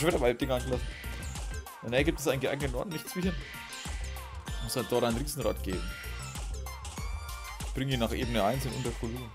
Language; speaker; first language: German; native; German